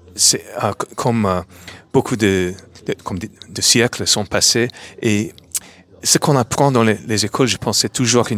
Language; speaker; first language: French; non-native, fluent; English